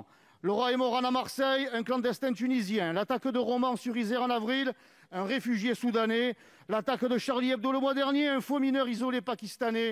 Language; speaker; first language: French; native; French